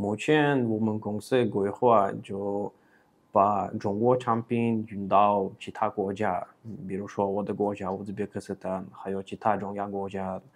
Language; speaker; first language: Chinese; non-native, fluent; Uzbek